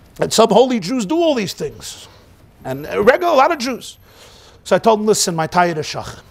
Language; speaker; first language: English; native; English